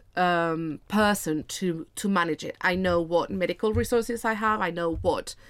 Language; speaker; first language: English; non-native, fluent; Spanish